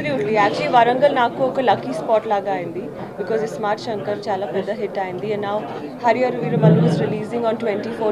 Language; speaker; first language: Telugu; non-native, learner; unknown